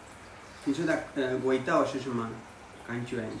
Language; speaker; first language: Chinese; non-native, fluent; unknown